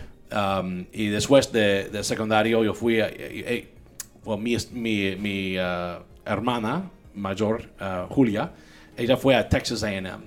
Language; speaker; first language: Spanish; non-native, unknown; English